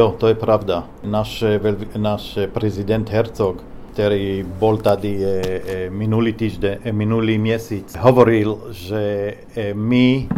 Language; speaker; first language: Czech; non-native, learner; Hebrew